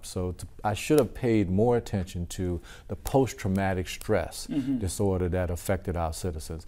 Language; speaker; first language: English; native; English